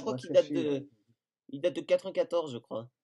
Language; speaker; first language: French; native; French